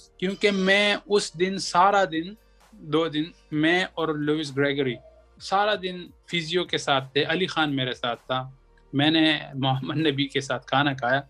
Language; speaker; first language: Urdu; non-native, local second language; Pashto